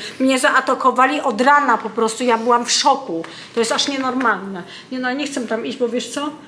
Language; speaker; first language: Polish; native; Polish